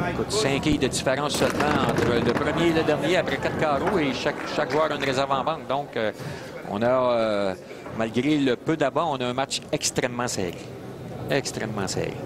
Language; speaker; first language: French; native; French